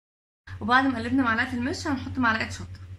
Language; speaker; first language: Arabic; native; Arabic